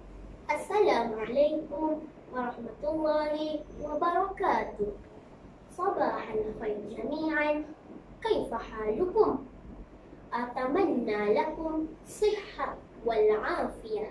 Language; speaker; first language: Arabic; non-native, learner; Malay